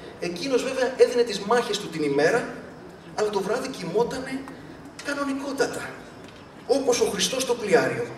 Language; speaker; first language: Greek; early bilingual, other home language; English